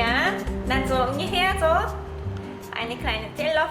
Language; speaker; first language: German; non-native, learner; Japanese